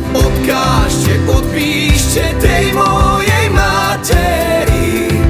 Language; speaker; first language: Slovak; native; Slovak